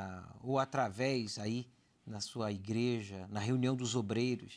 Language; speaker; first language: Portuguese; native; Portuguese